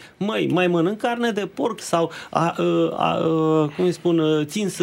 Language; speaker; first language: Romanian; native; Romanian